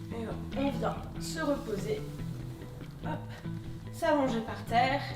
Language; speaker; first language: French; native; French